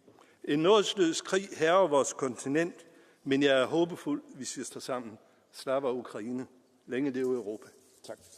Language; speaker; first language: Danish; native; Danish